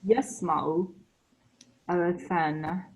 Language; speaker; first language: Arabic; non-native, learner; English